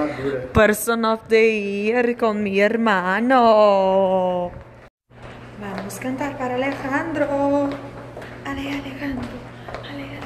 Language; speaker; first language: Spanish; non-native, learner; Portuguese